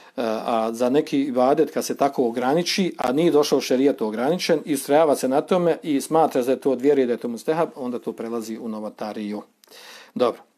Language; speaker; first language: Bosnian; native; Bosnian